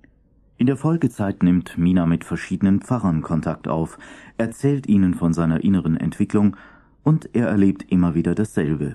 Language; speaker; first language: German; native; German